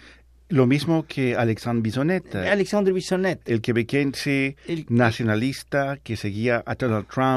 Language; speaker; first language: Spanish; native; Spanish